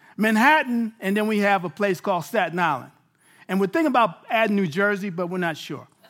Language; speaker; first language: English; native; English